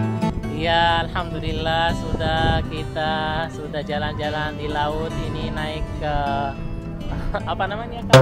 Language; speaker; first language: Indonesian; non-native, learner; Arabic